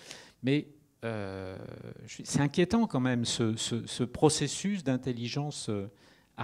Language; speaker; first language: French; native; French